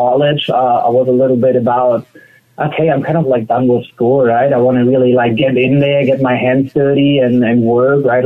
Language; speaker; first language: English; non-native, fluent; German